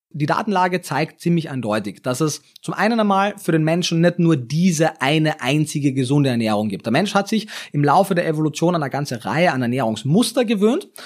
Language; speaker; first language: German; native; German